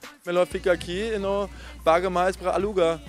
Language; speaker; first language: Portuguese; non-native, fluent; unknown